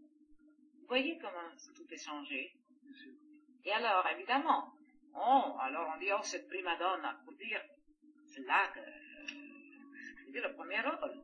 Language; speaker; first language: French; non-native, fluent; Greek